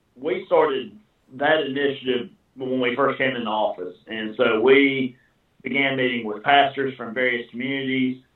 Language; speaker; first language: English; native; English